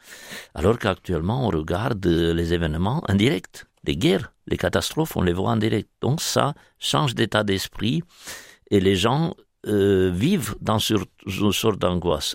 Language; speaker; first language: French; non-native, fluent; Romanian